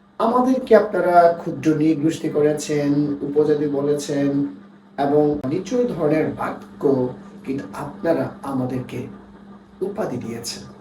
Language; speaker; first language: Bangla; non-native, local second language; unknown